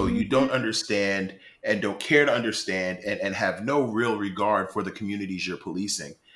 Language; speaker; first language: English; native; English